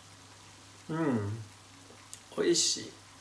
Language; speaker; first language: Japanese; non-native, learner; Italian